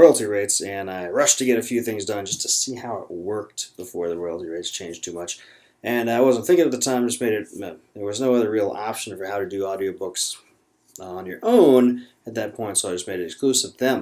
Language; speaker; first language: English; native; English